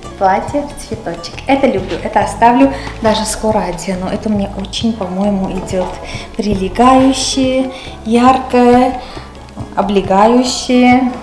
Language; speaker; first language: Russian; non-native, local second language; Armenian